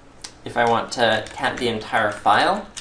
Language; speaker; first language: English; native; English